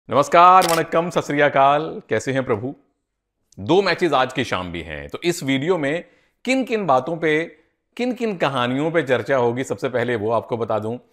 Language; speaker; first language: Hindi; native; Hindi